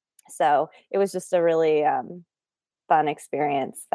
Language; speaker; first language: English; native; English